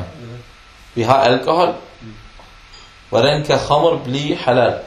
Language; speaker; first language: Danish; non-native, fluent; Arabic